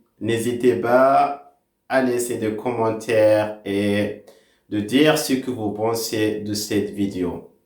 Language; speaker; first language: French; non-native, fluent; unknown